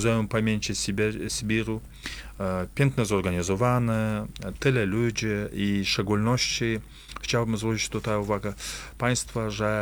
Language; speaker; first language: Polish; non-native, fluent; Russian